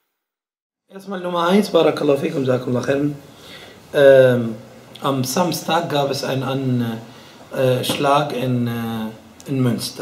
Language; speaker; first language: German; non-native, fluent; Arabic